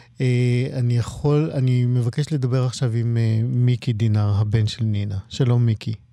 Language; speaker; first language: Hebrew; native; Hebrew